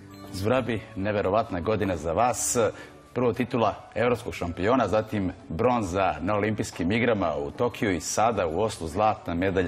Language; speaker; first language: Serbian; native; Serbian